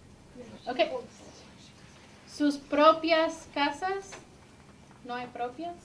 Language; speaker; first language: Spanish; non-native, fluent; English